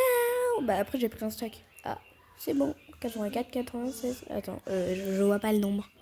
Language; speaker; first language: French; native; French